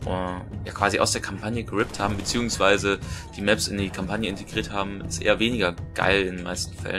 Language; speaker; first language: German; native; German